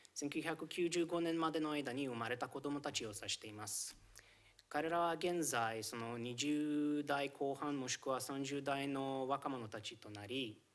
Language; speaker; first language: Japanese; non-native, fluent; Romanian